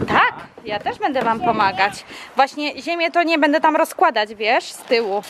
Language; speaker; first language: Polish; native; Polish